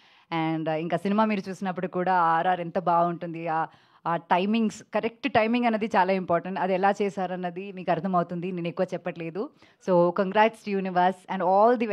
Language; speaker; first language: Telugu; non-native, fluent; Malayalam